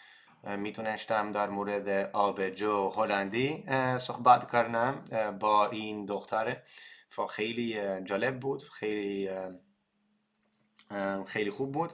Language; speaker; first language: Persian; non-native, learner; Dutch